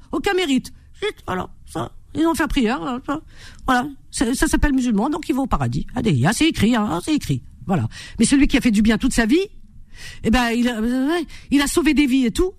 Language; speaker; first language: French; native; French